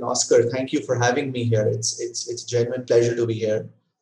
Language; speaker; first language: English; non-native, local second language; Hindi